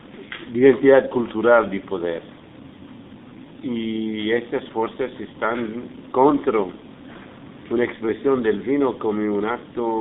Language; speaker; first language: Spanish; non-native, fluent; English